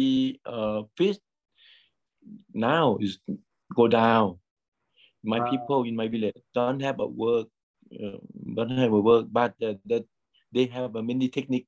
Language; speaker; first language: English; non-native, learner; Thai